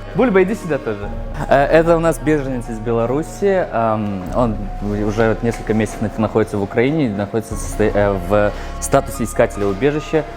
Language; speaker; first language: Russian; non-native, local second language; Tajik